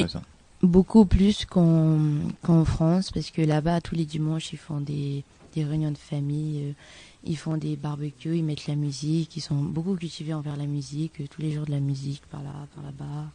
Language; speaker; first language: French; early bilingual, other home language; Portuguese